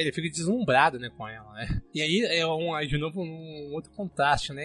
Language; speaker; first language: Portuguese; native; Portuguese